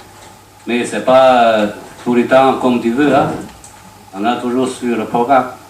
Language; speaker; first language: French; non-native, learner; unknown